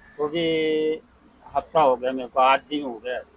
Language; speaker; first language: Hindi; non-native, local second language; Marathi